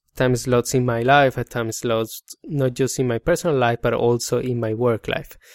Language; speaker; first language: English; non-native, fluent; Spanish